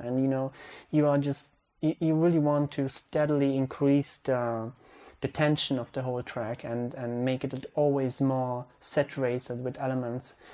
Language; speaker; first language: English; non-native, fluent; Hungarian